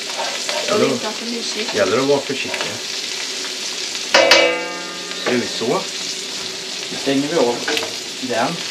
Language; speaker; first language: Swedish; native; Swedish